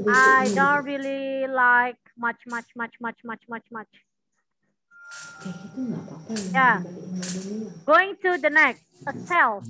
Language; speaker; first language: English; non-native, learner; Indonesian